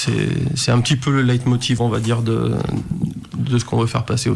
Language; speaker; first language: French; native; French